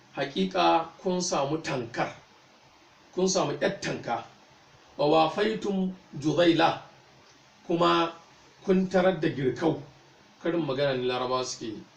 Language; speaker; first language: Hausa; native; Hausa